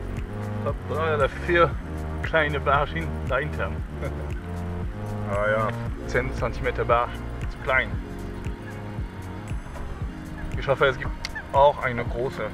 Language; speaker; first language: German; non-native, learner; French